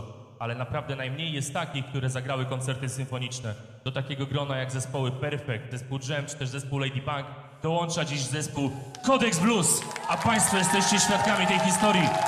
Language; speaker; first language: Polish; native; Polish